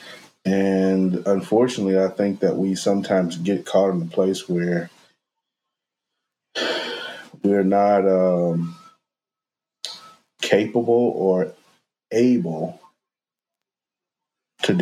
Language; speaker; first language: English; native; English